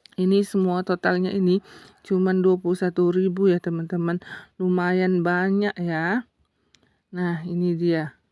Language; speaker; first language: Indonesian; non-native, local second language; Buginese